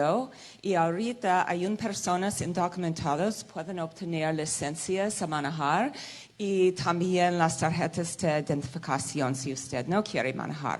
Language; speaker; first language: Spanish; non-native, fluent; English